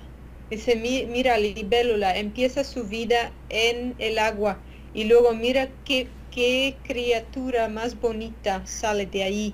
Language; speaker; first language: Spanish; non-native, fluent; Latvian